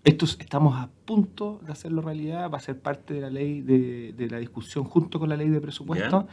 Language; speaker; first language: Spanish; native; Spanish